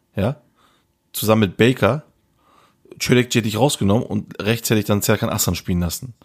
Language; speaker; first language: German; early bilingual, other home language; Turkish